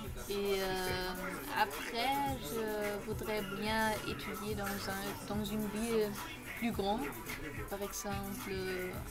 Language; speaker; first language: French; non-native, learner; German